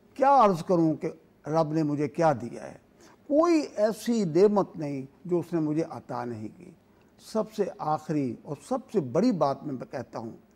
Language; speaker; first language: Urdu; native; Urdu